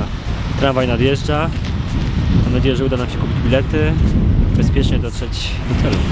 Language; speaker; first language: Polish; native; Polish